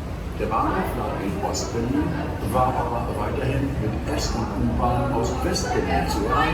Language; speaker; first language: German; native; German